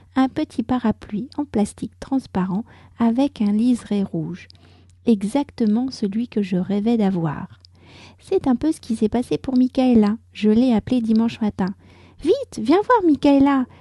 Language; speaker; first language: French; native; French